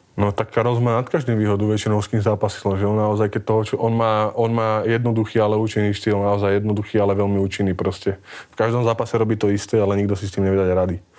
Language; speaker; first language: Slovak; native; Slovak